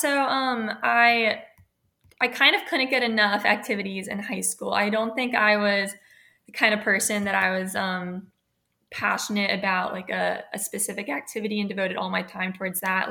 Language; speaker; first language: English; native; English